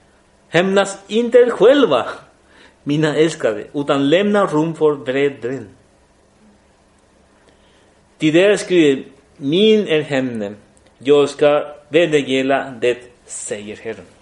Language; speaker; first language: Swedish; non-native, fluent; Spanish